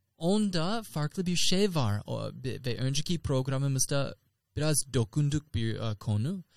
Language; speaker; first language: Turkish; non-native, learner; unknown